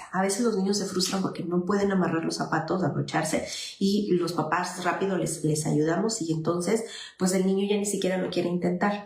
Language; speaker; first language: Spanish; native; Spanish